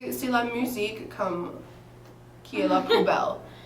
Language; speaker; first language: French; non-native, fluent; English